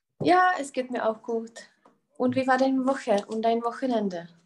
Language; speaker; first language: German; non-native, fluent; Czech